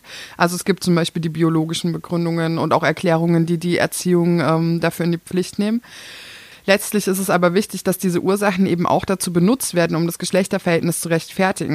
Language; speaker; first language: German; native; German